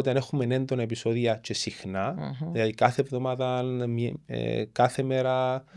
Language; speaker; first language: Greek; native; Greek